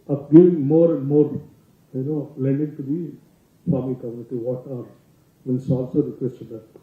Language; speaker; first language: English; non-native, local second language; Telugu